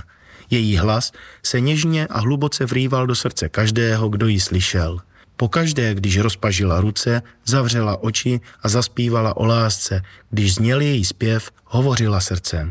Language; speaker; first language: Czech; native; Czech